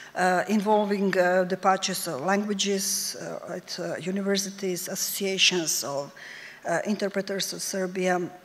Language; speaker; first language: English; non-native, fluent; Serbian